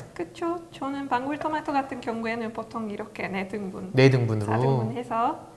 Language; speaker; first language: Korean; non-native, fluent; Hungarian